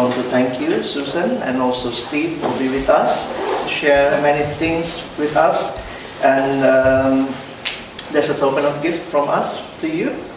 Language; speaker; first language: English; non-native, fluent; Indonesian